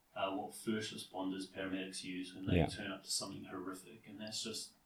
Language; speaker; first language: English; native; English